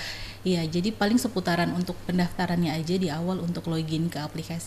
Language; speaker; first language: Indonesian; native; Indonesian